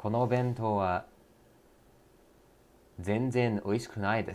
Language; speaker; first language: Japanese; non-native, learner; English